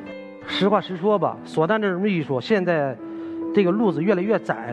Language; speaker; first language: Chinese; native; Chinese